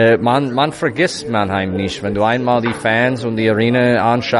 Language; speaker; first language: German; non-native, fluent; English